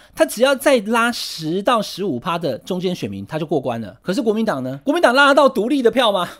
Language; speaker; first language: Chinese; non-native, local second language; Min Nan Chinese